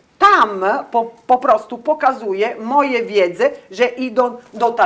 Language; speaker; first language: Polish; non-native, learner; Italian